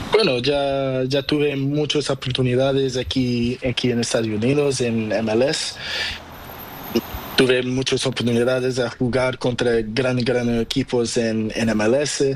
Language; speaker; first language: Spanish; non-native, learner; Portuguese